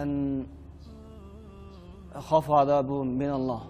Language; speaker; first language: Arabic; non-native, learner; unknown